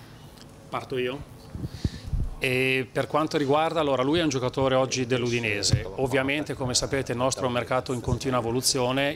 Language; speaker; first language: Italian; native; Italian